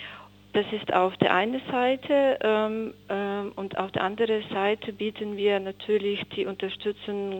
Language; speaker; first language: German; non-native, fluent; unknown